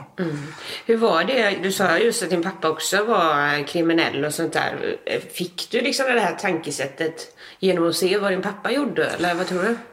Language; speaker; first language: Swedish; native; Swedish